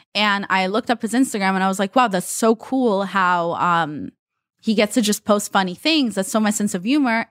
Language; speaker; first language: English; non-native, fluent; Hebrew